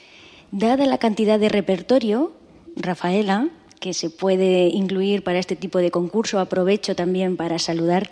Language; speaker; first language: Spanish; native; Spanish